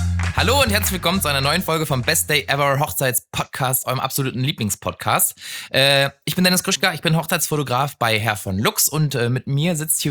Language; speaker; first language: German; native; German